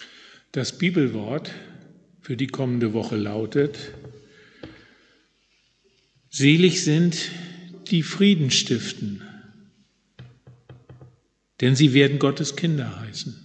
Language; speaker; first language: German; native; German